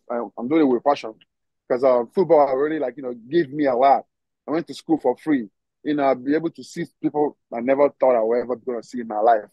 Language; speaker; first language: English; non-native, local second language; Igbo